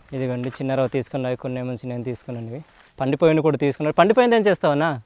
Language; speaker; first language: Telugu; non-native, local second language; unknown